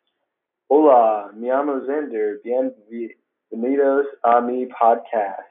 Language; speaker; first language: Spanish; non-native, learner; English